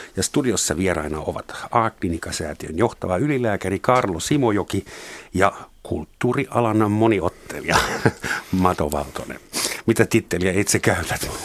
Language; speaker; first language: Finnish; non-native, fluent; German